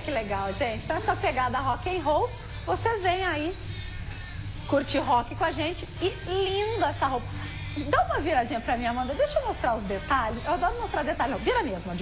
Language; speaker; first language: Portuguese; native; Portuguese